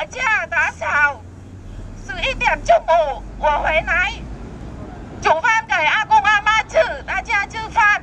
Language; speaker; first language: Chinese; non-native, learner; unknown